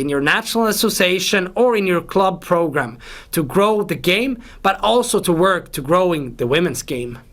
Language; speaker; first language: English; non-native, fluent; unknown